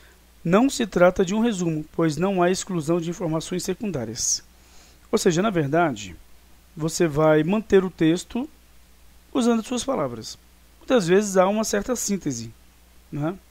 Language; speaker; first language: Portuguese; native; Portuguese